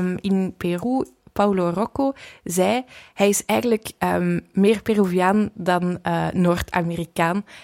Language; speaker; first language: Dutch; native; Dutch